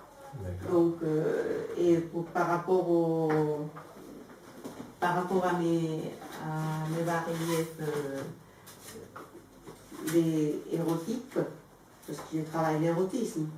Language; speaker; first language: French; non-native, fluent; Spanish